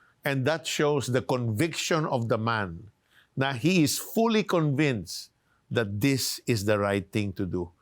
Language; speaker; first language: English; non-native, local second language; Filipino